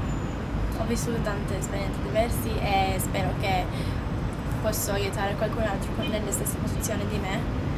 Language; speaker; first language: Italian; non-native, fluent; Maltese